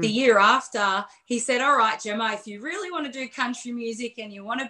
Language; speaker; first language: English; native; English